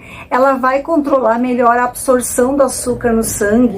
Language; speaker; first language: Portuguese; native; Portuguese